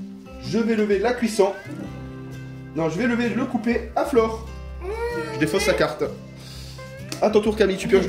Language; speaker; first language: French; native; French